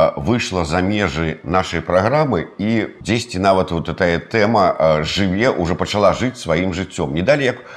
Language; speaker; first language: Belarusian; native; Belarusian